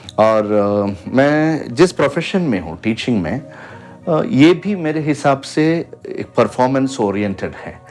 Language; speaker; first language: Hindi; non-native, local second language; Malayalam